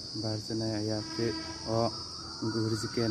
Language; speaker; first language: Hindi; non-native, local second language; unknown